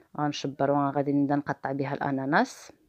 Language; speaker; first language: Arabic; native; Arabic